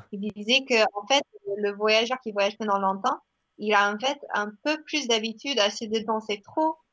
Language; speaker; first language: French; non-native, fluent; English